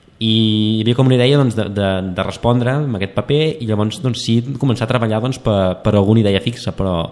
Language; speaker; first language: Catalan; native; Catalan